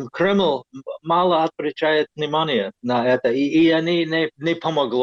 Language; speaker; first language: Russian; non-native, fluent; English